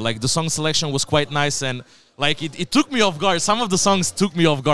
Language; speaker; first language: English; non-native, fluent; Macedonian